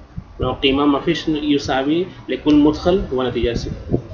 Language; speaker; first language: Arabic; non-native, learner; Urdu